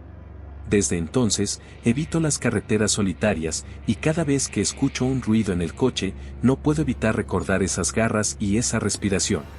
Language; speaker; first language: Spanish; native; Spanish